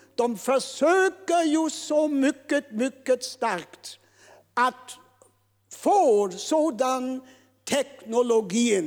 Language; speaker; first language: Swedish; non-native, fluent; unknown